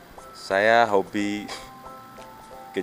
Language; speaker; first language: Indonesian; non-native, local second language; Minangkabau